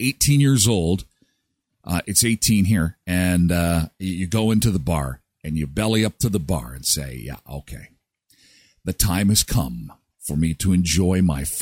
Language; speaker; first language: English; native; English